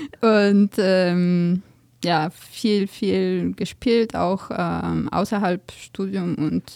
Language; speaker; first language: German; non-native, fluent; Polish